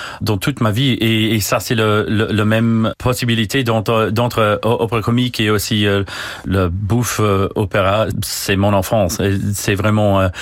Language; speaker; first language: French; non-native, learner; English